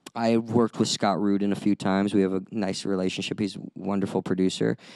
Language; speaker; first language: English; native; English